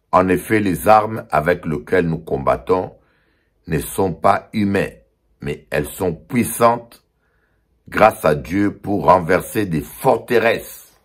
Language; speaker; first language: French; non-native, local second language; Lingala